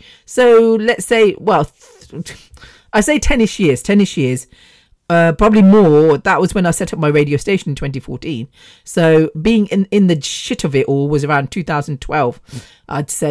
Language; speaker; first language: English; native; English